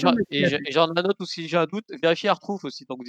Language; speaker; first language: French; native; French